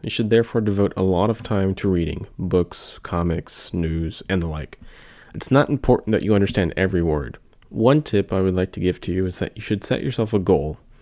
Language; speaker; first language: English; native; English